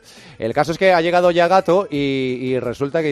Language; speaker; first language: Spanish; native; Spanish